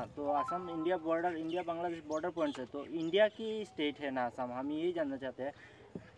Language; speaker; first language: Hindi; non-native, local second language; Bangla